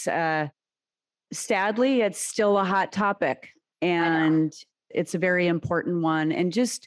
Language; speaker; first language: English; early bilingual, other home language; Serbian